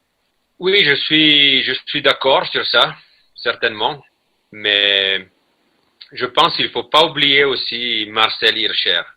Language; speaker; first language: French; non-native, fluent; Italian